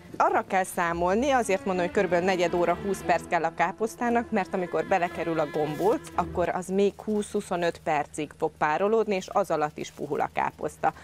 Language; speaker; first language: Hungarian; native; Hungarian